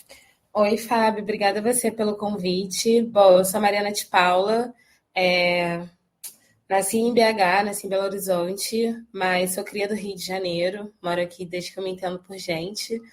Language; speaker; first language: Portuguese; native; Portuguese